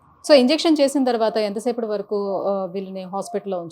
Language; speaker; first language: Telugu; native; Telugu